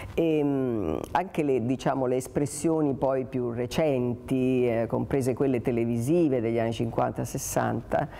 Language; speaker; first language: Italian; native; Italian